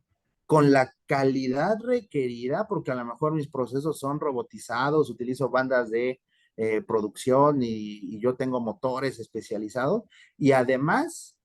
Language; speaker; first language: Spanish; native; Spanish